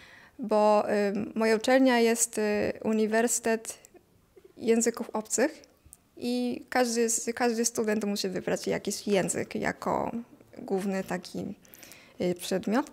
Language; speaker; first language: Polish; non-native, fluent; Japanese